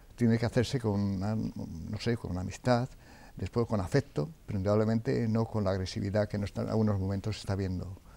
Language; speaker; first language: Spanish; native; Spanish